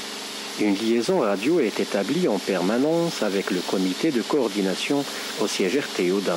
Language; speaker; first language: French; non-native, local second language; Arabic